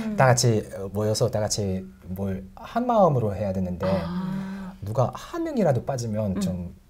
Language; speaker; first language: Korean; non-native, learner; Russian